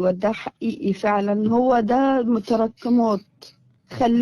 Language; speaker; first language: Arabic; native; Arabic